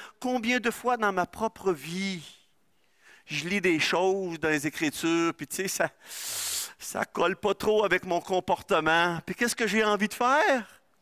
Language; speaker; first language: French; native; French